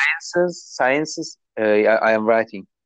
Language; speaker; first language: English; non-native, learner; Turkish